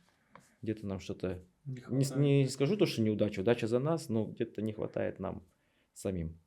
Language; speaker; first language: Russian; native; Russian